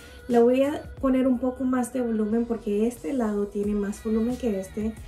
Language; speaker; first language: Spanish; early bilingual, heritage; Spanish